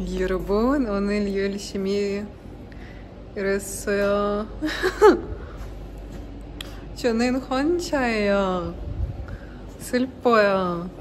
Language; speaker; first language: Korean; non-native, learner; Russian